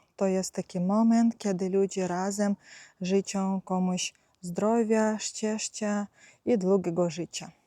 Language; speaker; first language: Polish; non-native, fluent; Ukrainian